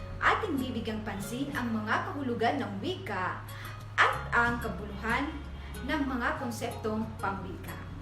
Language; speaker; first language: Filipino; non-native, local second language; Maranao